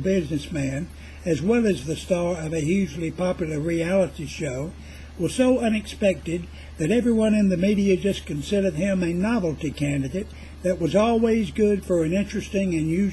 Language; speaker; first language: English; native; English